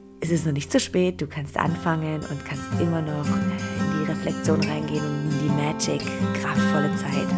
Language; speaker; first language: German; native; German